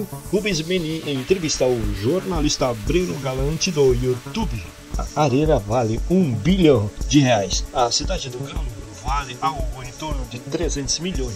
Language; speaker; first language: Portuguese; native; Portuguese